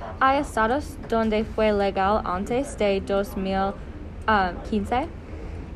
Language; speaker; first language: Spanish; non-native, learner; English